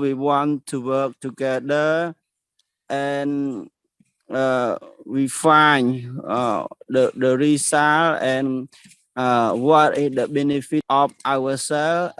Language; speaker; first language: English; non-native, learner; Khmer